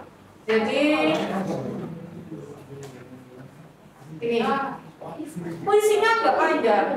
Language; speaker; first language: Indonesian; native; Indonesian